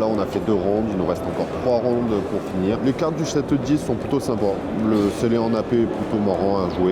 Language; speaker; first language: French; native; French